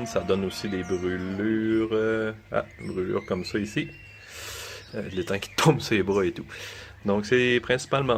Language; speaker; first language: French; native; French